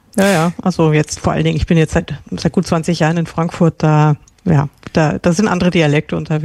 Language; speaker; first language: German; native; German